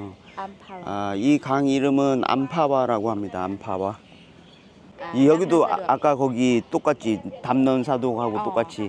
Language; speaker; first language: Korean; native; Korean